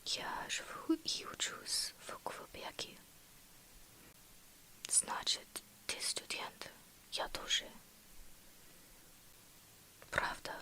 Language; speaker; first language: Russian; non-native, learner; English